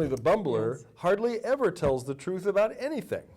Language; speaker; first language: English; native; English